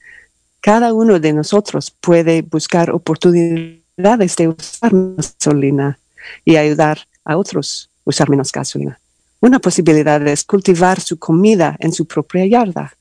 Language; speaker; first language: Spanish; non-native, learner; English